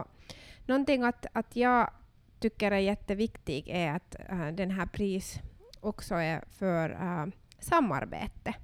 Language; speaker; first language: Swedish; non-native, local second language; Finnish